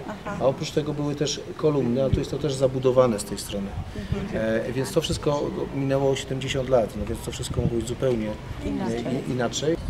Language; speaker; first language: Polish; native; Polish